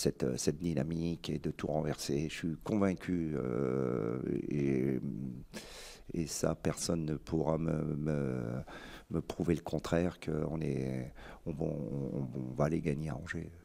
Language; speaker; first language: French; native; French